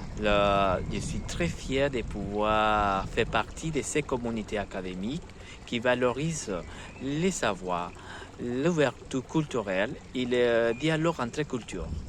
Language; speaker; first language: French; non-native, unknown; Spanish